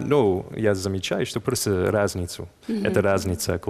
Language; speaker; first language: Russian; non-native, fluent; English